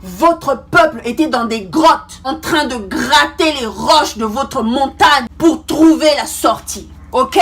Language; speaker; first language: French; non-native, local second language; Kongo